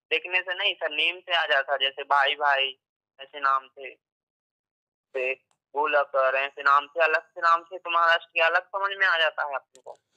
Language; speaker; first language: Hindi; native; Hindi